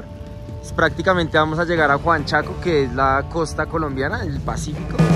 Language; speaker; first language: Spanish; native; Spanish